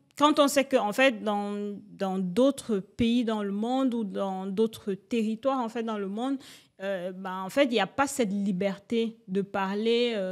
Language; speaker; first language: French; native; French